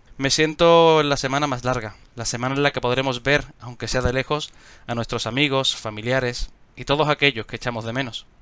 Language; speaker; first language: Spanish; native; Spanish